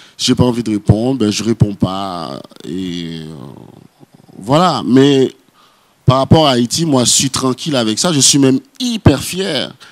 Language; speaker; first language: French; non-native, local second language; Haitian Creole